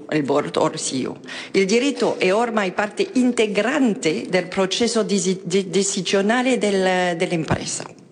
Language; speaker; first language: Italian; non-native, fluent; French